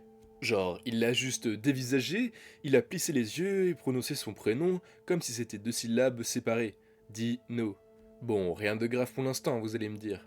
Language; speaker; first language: French; native; French